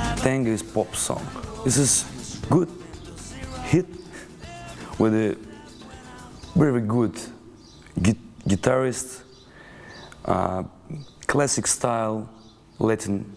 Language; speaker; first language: English; non-native, learner; Russian